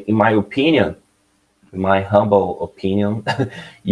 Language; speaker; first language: English; non-native, learner; Portuguese